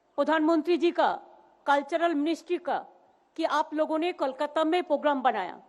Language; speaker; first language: Hindi; non-native, local second language; Bangla